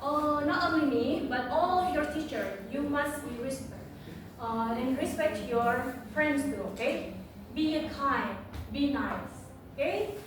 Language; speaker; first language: English; non-native, learner; Indonesian